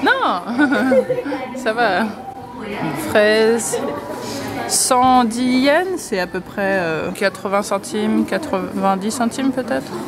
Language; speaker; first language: French; native; French